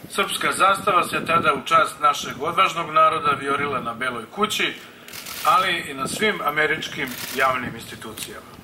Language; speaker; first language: Serbian; native; Serbian